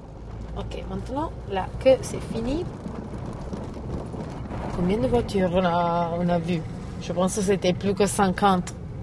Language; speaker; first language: French; non-native, fluent; Italian